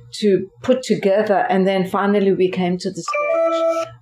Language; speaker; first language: English; native; English